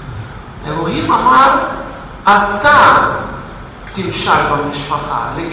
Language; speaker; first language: Hebrew; non-native, fluent; Russian